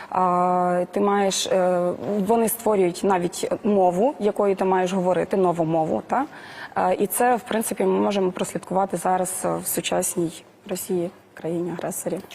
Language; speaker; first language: Ukrainian; native; Ukrainian